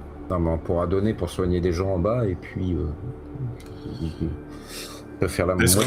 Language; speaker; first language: French; native; French